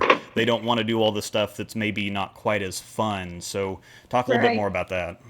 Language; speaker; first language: English; native; English